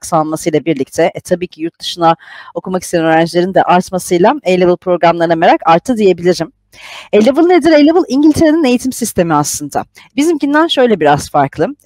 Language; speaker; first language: Turkish; native; Turkish